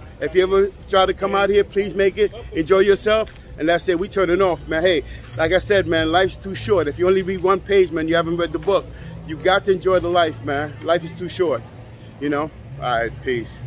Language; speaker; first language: English; native; English